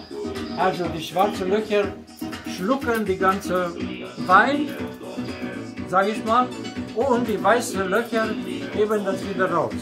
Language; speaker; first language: German; non-native, fluent; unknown